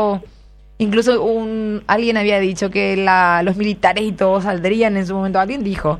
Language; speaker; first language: Spanish; native; Spanish